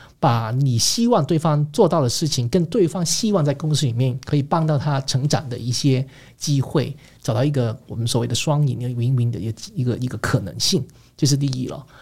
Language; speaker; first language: Chinese; non-native, local second language; Cantonese